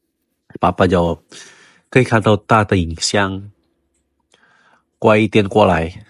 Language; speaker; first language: Chinese; non-native, learner; Indonesian